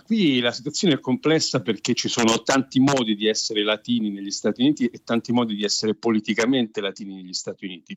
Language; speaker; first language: Italian; native; Italian